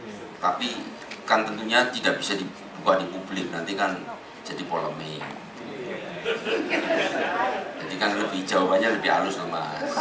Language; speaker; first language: Indonesian; native; Indonesian